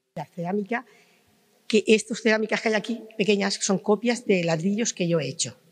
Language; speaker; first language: Spanish; native; Spanish